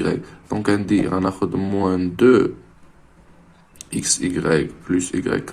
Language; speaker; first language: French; non-native, local second language; Arabic